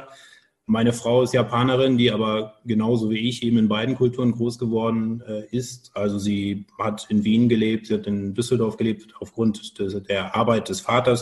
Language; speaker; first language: German; native; German